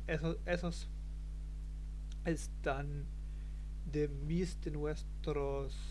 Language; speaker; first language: Spanish; non-native, learner; German